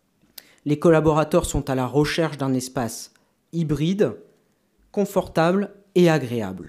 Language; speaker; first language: French; native; French